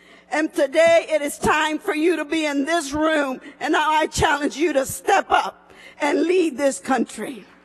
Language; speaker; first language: English; early bilingual, other home language; Spanish